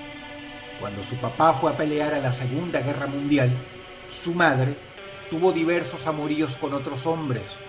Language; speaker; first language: Spanish; native; Spanish